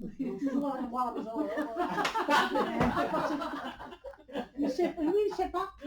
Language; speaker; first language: French; non-native, learner; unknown